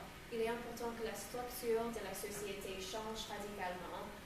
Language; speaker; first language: French; non-native, learner; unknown